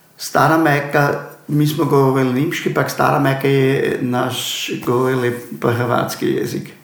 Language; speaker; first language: Croatian; native; Croatian